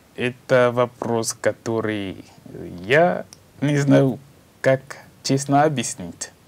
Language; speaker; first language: Russian; non-native, learner; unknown